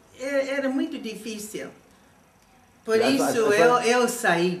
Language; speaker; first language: Portuguese; non-native, fluent; English